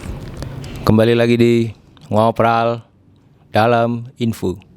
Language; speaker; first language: Indonesian; native; Indonesian